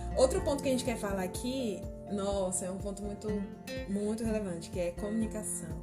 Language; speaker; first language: Portuguese; native; Portuguese